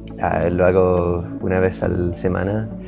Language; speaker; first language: Spanish; non-native, fluent; English